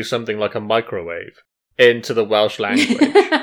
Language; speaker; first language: English; native; English